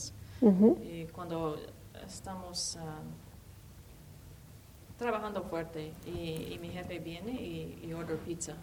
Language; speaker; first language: Spanish; non-native, learner; English